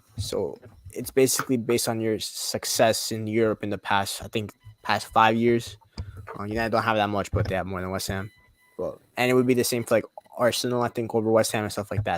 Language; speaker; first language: English; native; English